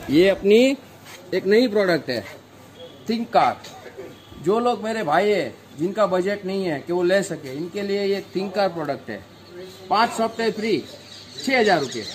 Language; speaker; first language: Hindi; non-native, local second language; Gujarati